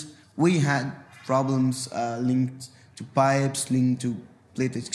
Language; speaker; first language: English; non-native, fluent; French